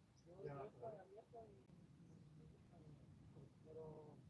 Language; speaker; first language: Spanish; non-native, fluent; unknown